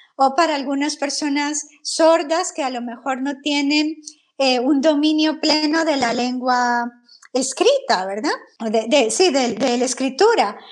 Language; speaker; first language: Spanish; native; Spanish